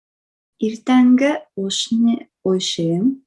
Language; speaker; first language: Japanese; non-native, fluent; Russian